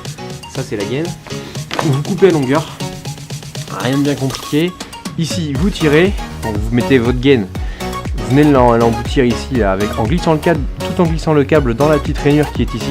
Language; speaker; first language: French; native; French